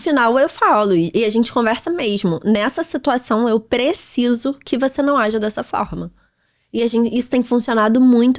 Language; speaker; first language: Portuguese; native; Portuguese